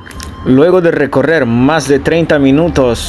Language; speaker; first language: Spanish; native; Spanish